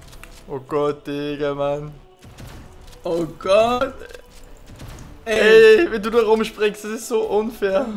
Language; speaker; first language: German; native; German